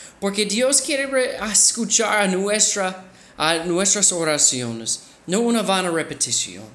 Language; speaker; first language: Spanish; non-native, fluent; English